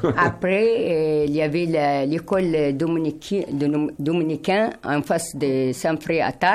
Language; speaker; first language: French; non-native, learner; Arabic